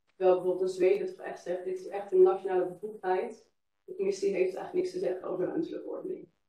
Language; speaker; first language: Dutch; native; Dutch